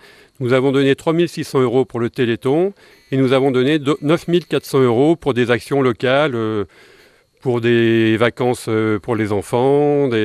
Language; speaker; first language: French; native; French